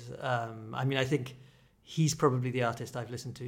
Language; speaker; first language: English; native; English